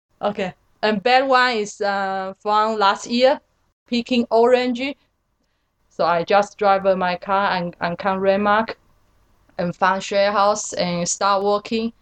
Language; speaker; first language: English; non-native, learner; Chinese